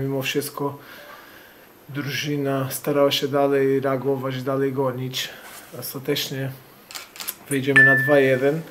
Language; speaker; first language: Polish; non-native, fluent; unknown